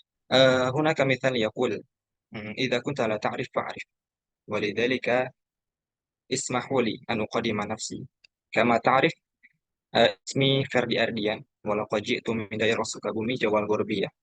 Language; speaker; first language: Arabic; non-native, fluent; Indonesian